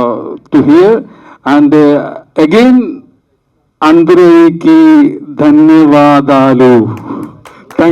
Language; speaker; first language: Telugu; non-native, learner; Malayalam